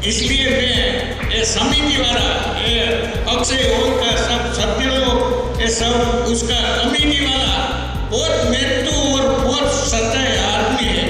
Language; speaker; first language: Hindi; non-native, local second language; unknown